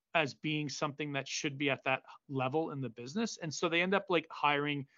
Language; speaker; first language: English; native; English